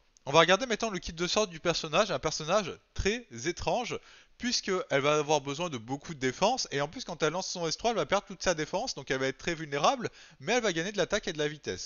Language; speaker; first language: French; native; French